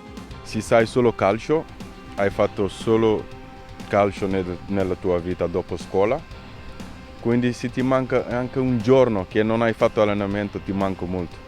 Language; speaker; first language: Italian; non-native, fluent; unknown